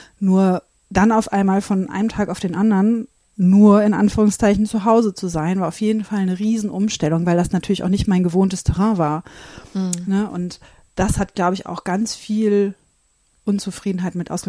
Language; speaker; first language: German; native; German